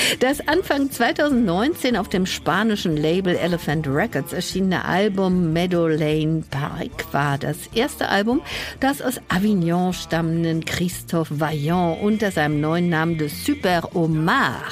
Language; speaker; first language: German; native; German